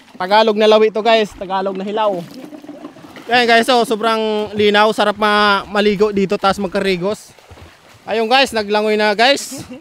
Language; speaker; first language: Filipino; non-native, local second language; Bikol